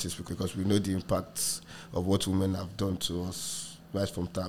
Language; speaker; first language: English; non-native, local second language; Yoruba